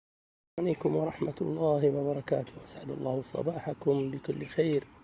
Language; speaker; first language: Arabic; native; Arabic